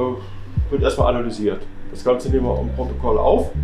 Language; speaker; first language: German; native; German